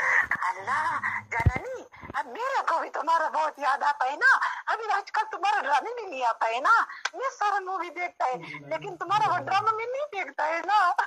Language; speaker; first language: Hindi; non-native, local second language; Pashto